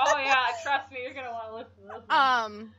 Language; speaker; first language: English; native; English